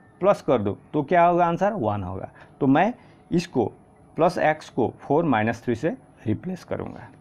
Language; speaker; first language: Hindi; non-native, local second language; Assamese